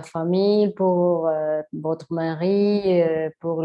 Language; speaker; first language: French; non-native, learner; Spanish